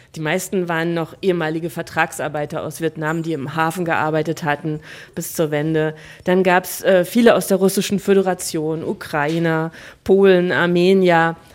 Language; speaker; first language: German; native; German